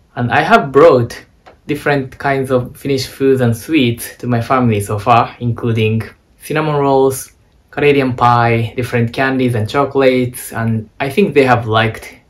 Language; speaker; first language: English; non-native, fluent; Japanese